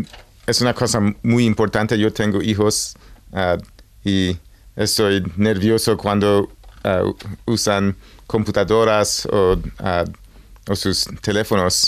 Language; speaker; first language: Spanish; non-native, learner; English